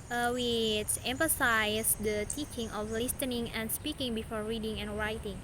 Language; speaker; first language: English; non-native, learner; Indonesian